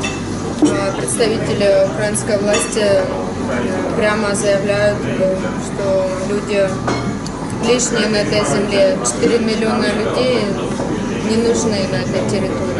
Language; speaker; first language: Russian; native; Russian